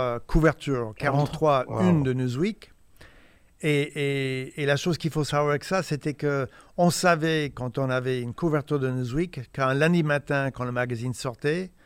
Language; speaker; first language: French; non-native, fluent; English